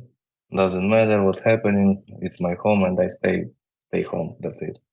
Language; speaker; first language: English; non-native, learner; Ukrainian